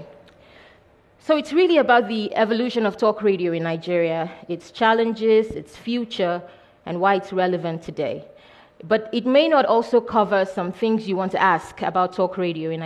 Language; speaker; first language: English; non-native, local second language; Igbo